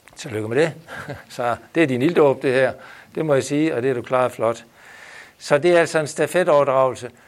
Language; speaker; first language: Danish; native; Danish